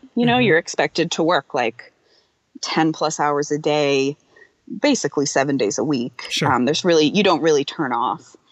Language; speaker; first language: English; native; English